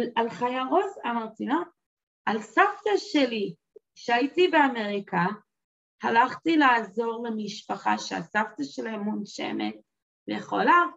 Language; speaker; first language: Hebrew; non-native, fluent; English